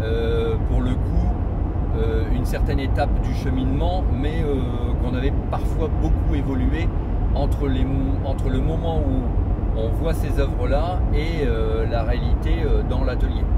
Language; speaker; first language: French; native; French